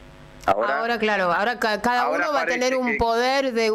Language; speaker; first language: Spanish; native; Spanish